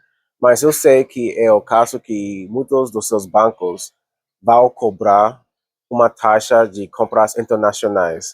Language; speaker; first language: Portuguese; non-native, learner; English